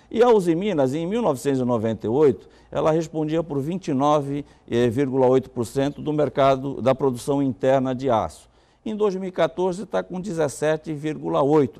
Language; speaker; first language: Portuguese; native; Portuguese